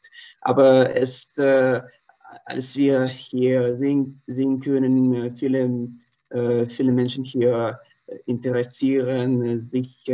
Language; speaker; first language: German; non-native, learner; Russian